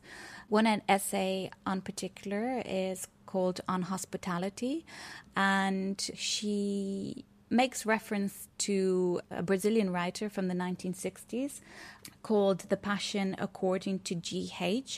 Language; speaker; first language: English; native; English